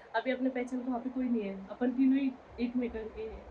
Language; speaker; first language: Hindi; non-native, local second language; Marathi